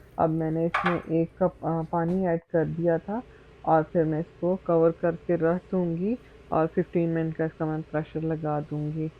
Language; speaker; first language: Urdu; native; Urdu